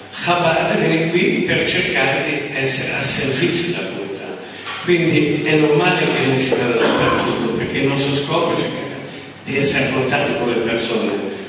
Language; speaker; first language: Italian; early bilingual, other home language; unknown